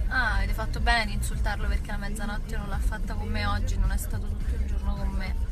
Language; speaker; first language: Italian; native; Italian